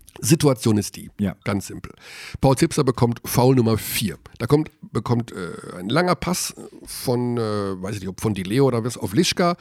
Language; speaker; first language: German; native; German